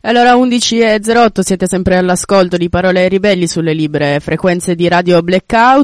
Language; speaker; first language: Italian; native; Italian